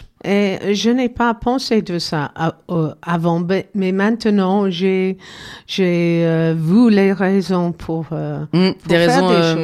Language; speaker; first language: French; non-native, learner; English